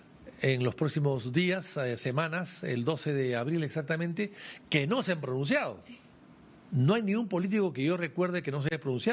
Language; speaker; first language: Spanish; native; Spanish